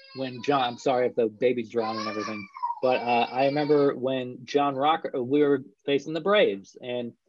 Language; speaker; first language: English; native; English